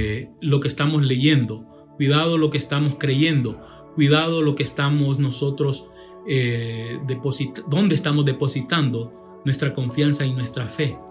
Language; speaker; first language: Spanish; native; Spanish